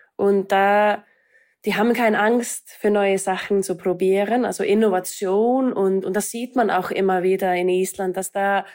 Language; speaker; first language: German; non-native, fluent; Icelandic